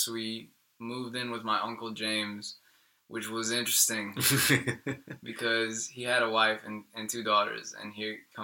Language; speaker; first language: English; early bilingual, other home language; Spanish